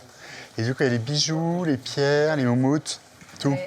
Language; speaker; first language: French; native; French